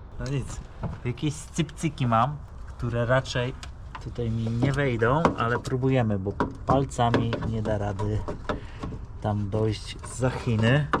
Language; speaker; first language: Polish; native; Polish